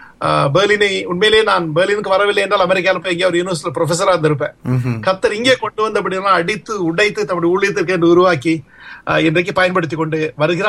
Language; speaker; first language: Tamil; native; Tamil